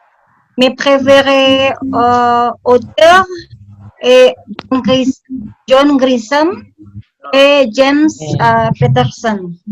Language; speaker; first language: French; non-native, learner; Indonesian